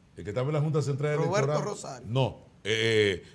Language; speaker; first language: Spanish; native; Spanish